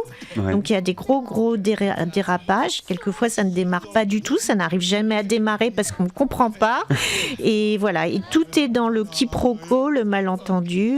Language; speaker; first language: French; native; French